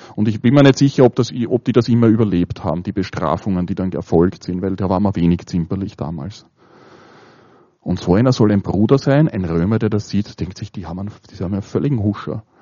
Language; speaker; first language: German; native; German